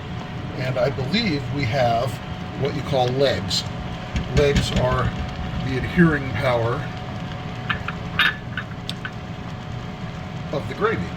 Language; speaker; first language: English; native; English